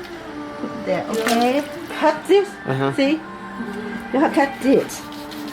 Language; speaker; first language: English; non-native, learner; Vietnamese